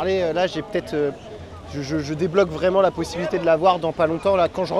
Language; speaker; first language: French; native; French